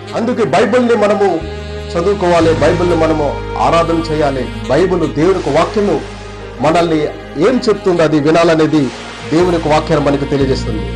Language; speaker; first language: Telugu; non-native, local second language; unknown